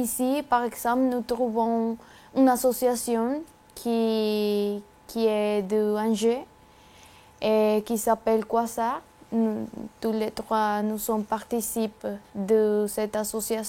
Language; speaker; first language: French; non-native, learner; Spanish